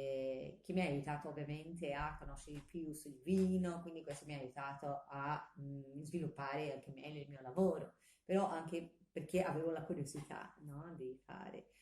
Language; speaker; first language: Italian; non-native, fluent; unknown